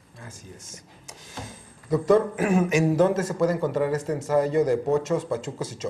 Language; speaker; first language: Spanish; native; Spanish